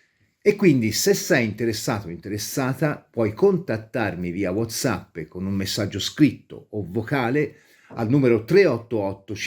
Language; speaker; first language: Italian; native; Italian